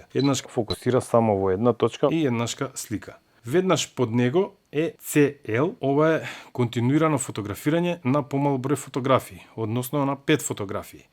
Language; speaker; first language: Macedonian; native; Macedonian